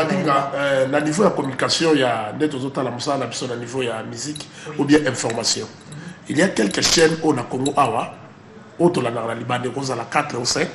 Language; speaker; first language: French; non-native, local second language; Lingala